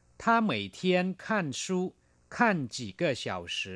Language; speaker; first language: Chinese; non-native, fluent; Thai